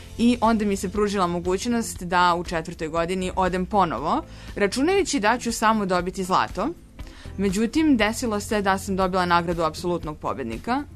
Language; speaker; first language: Serbian; native; Serbian